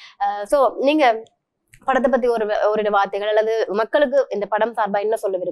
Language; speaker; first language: Tamil; native; Tamil